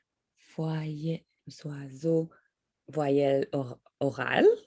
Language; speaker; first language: Haitian Creole; non-native, learner; French